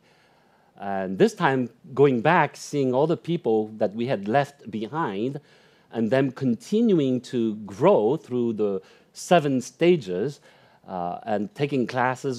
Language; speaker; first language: English; non-native, fluent; French